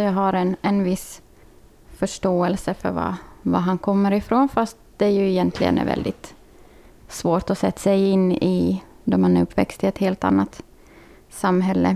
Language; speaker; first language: Swedish; native; Swedish